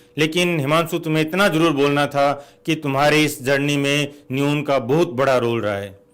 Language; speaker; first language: Hindi; native; Hindi